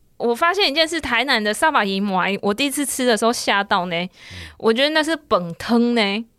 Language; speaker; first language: Chinese; native; Chinese